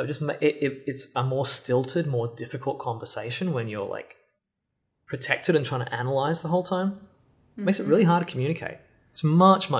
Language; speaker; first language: English; native; English